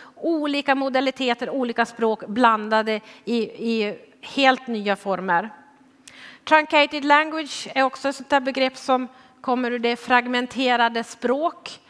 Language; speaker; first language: Swedish; native; Swedish